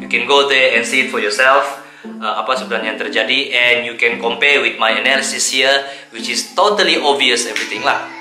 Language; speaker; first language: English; non-native, local second language; Malay